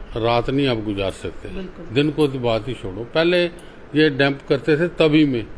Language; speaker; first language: Hindi; native; Hindi